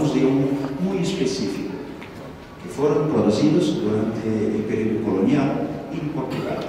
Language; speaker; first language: Spanish; non-native, learner; Portuguese